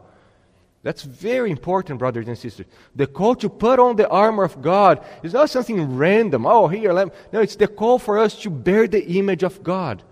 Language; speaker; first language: English; non-native, fluent; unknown